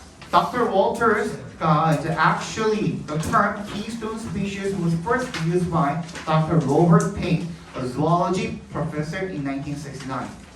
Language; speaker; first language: English; non-native, fluent; Korean